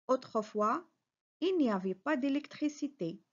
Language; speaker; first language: French; non-native, local second language; Arabic